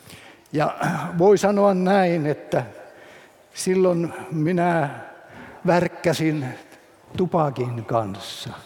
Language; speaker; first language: Finnish; native; Finnish